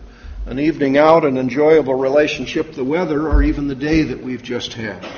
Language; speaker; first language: English; native; English